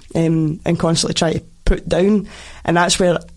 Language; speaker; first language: English; native; English